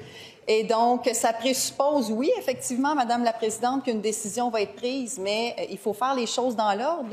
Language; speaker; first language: French; native; French